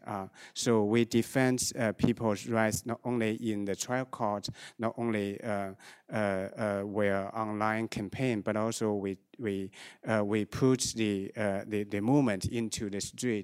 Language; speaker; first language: English; non-native, fluent; Chinese